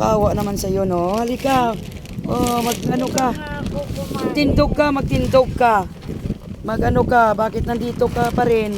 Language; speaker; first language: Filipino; non-native, local second language; Hiligaynon